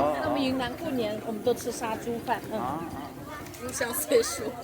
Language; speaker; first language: Chinese; native; Chinese